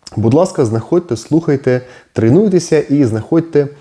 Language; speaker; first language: Ukrainian; non-native, local second language; Russian